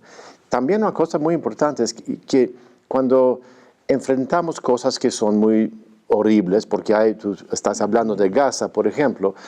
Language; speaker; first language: Spanish; non-native, fluent; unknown